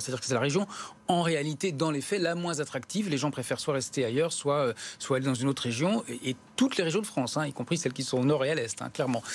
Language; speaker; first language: French; native; French